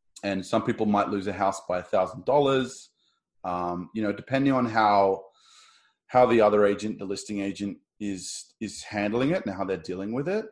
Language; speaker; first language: English; native; English